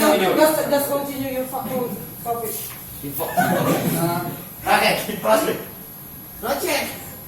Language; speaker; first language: English; non-native, learner; Indonesian